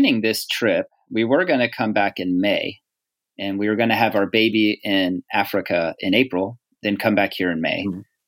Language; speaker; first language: English; native; English